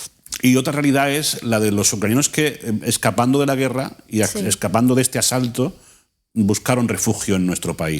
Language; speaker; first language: Spanish; native; Spanish